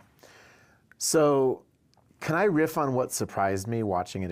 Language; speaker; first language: English; native; English